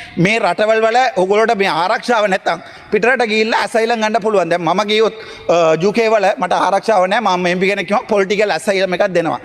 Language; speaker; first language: Sinhala; non-native, local second language; Tamil